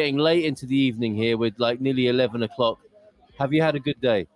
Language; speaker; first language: English; native; English